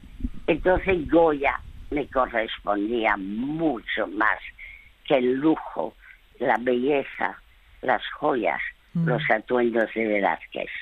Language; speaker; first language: Spanish; early bilingual, other home language; French